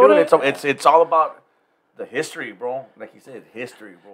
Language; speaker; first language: English; early bilingual, other home language; Spanish